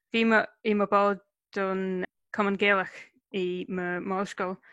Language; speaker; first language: Irish; non-native, local second language; English